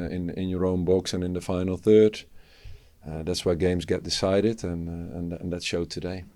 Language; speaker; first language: English; non-native, fluent; Dutch